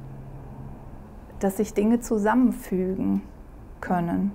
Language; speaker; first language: German; early bilingual, other home language; Croatian